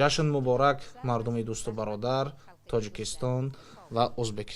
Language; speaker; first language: Persian; non-native, fluent; Kara-Kalpak